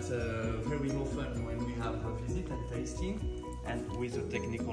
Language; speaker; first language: English; non-native, fluent; French